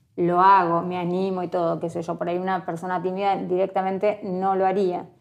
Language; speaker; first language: Spanish; native; Spanish